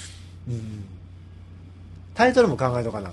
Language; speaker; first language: Japanese; native; Japanese